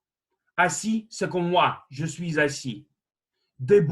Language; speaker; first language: French; non-native, fluent; Russian